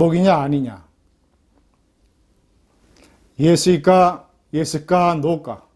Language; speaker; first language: Korean; native; Korean